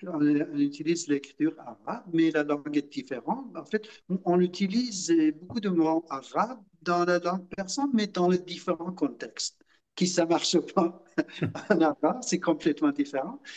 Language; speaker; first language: French; non-native, fluent; Persian